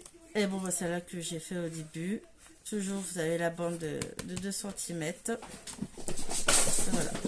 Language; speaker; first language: French; native; French